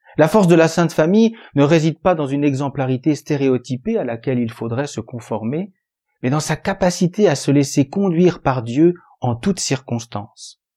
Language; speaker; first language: French; native; French